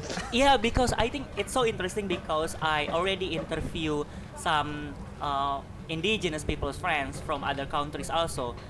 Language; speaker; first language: English; non-native, fluent; Indonesian